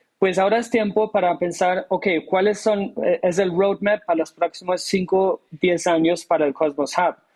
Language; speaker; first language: Spanish; non-native, fluent; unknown